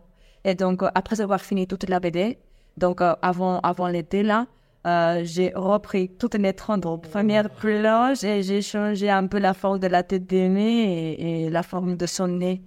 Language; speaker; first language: French; non-native, fluent; Spanish